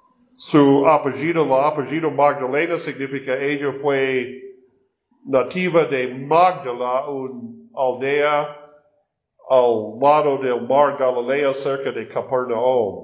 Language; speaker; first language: Spanish; non-native, learner; English